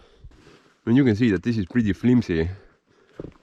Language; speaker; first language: English; non-native, fluent; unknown